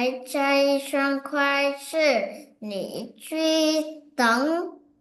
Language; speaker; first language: Chinese; non-native, learner; Vietnamese